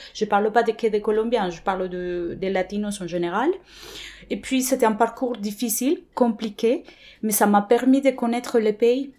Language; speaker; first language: French; non-native, fluent; Spanish